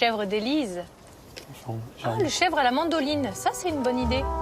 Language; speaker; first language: French; native; French